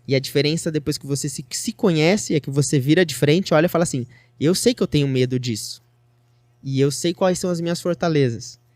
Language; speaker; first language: Portuguese; native; Portuguese